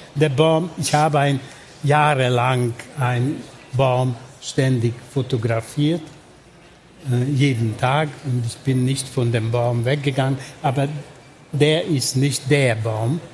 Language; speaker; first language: German; non-native, fluent; Hungarian